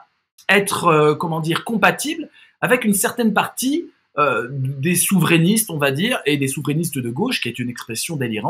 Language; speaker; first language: French; native; French